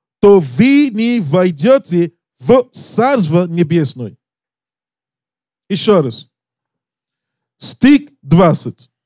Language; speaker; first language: Russian; non-native, learner; English